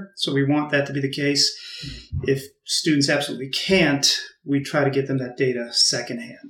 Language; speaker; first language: English; native; English